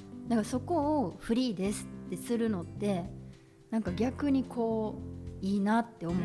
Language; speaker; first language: Japanese; native; Japanese